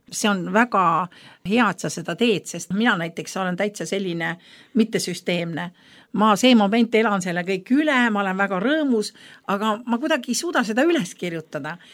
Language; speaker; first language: Estonian; native; Estonian